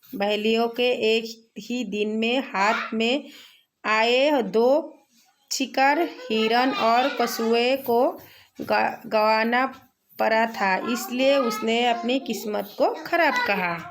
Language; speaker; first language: Hindi; non-native, local second language; Assamese